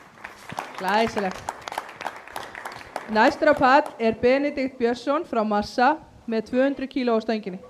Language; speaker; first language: Icelandic; native; Icelandic